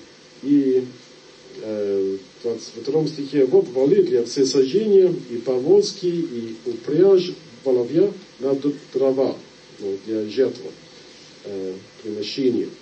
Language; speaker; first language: Russian; non-native, fluent; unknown